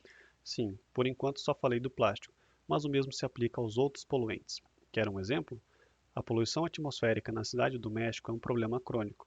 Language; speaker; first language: Portuguese; native; Portuguese